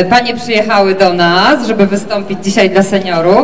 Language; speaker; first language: Polish; native; Polish